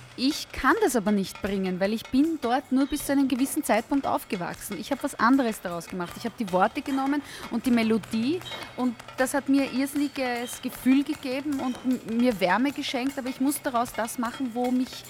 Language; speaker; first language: German; non-native, fluent; Hebrew